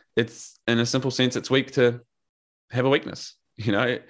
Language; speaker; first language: English; native; English